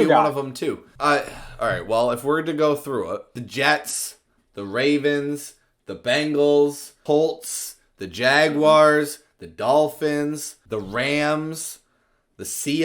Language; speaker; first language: English; native; English